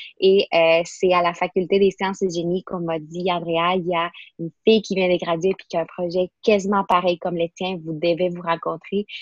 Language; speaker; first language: French; non-native, fluent; Spanish